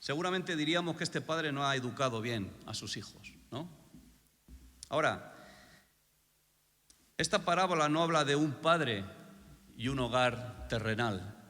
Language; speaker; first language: Spanish; native; Spanish